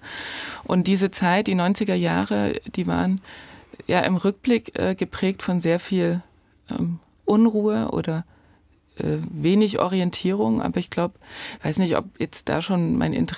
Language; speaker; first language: German; native; German